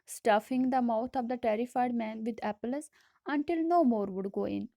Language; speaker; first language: English; non-native, local second language; Hindi